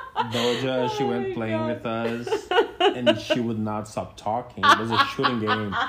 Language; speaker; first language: English; non-native, fluent; Portuguese